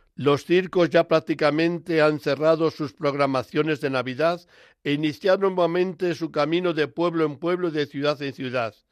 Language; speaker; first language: Spanish; native; Spanish